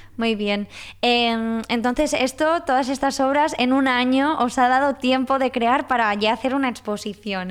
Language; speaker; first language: Spanish; non-native, local second language; Catalan